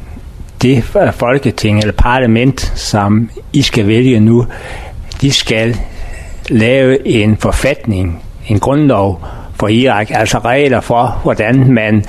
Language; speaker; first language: Danish; non-native, learner; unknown